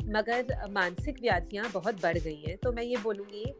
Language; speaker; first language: Hindi; non-native, local second language; Gujarati